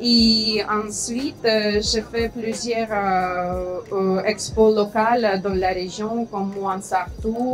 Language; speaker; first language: French; non-native, fluent; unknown